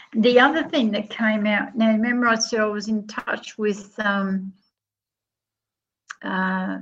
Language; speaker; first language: English; native; English